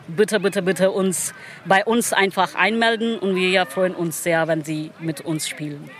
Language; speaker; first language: German; non-native, learner; Pashto